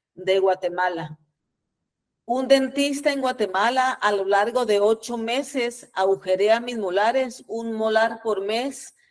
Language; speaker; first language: Spanish; native; Spanish